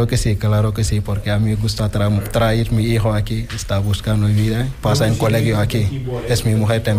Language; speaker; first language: Spanish; non-native, learner; Wolof